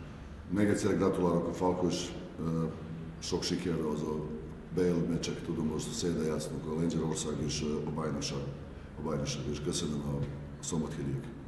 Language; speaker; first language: Hungarian; non-native, learner; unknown